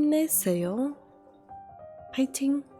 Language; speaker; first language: Korean; non-native, learner; English